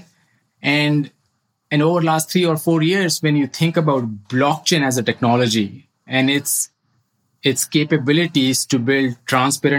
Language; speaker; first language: English; non-native, local second language; Hindi